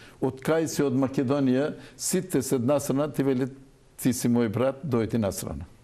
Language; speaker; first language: Macedonian; non-native, local second language; Turkish